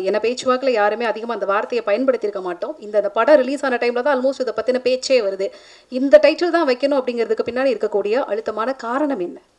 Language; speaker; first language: Tamil; native; Tamil